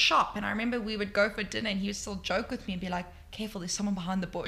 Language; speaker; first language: English; native; English